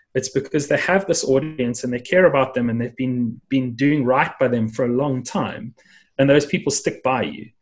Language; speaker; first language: English; native; English